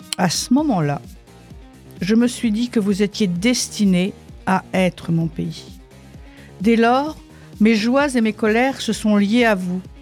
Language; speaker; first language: French; non-native, fluent; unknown